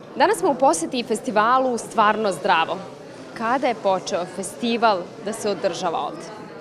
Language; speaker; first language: Serbian; native; Serbian